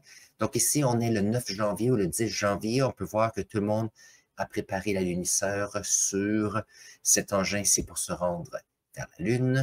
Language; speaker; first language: French; native; French